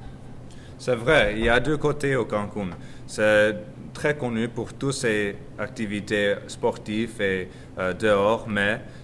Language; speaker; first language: French; non-native, learner; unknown